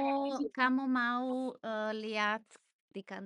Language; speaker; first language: Indonesian; non-native, learner; English